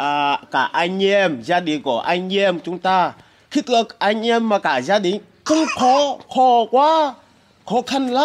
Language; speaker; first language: Vietnamese; non-native, learner; Portuguese